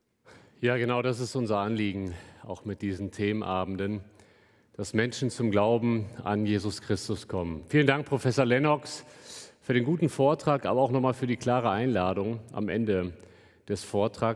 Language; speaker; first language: German; native; German